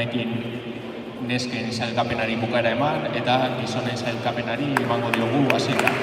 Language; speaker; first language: Basque; native; Basque